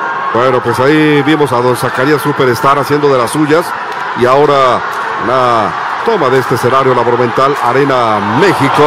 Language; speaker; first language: Spanish; native; Spanish